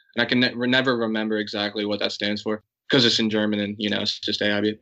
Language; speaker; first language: English; native; English